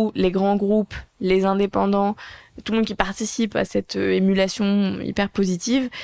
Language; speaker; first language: French; native; French